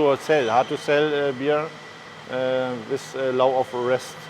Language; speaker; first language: English; non-native, learner; German